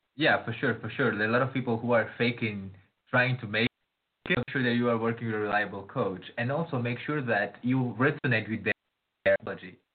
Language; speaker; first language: English; non-native, fluent; Portuguese